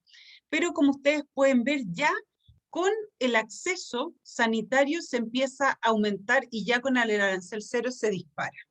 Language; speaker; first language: Spanish; native; Spanish